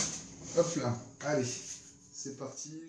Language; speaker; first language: French; native; French